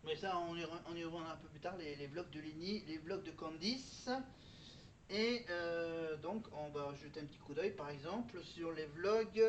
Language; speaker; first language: French; native; French